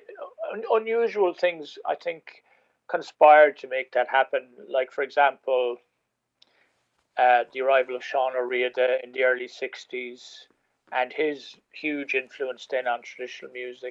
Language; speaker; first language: English; native; English